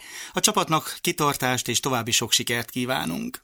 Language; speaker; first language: Hungarian; native; Hungarian